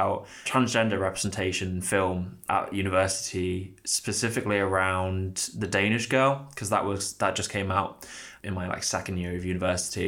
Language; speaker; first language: English; native; English